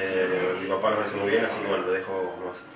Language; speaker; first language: Spanish; native; Spanish